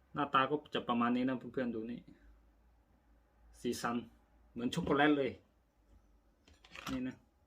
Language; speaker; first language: Thai; native; Thai